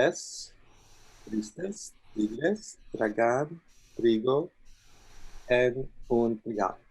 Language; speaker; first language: Spanish; non-native, learner; English